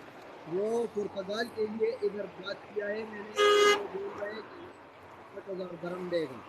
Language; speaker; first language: Hindi; non-native, local second language; Pashto